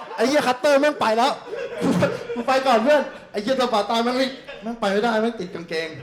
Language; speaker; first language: Thai; native; Thai